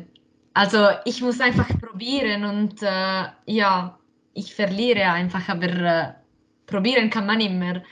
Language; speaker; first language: German; non-native, local second language; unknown